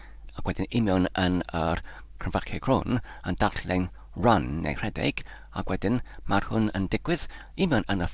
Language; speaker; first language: Welsh; non-native, learner; Polish